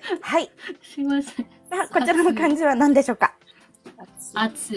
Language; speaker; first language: Japanese; non-native, fluent; Filipino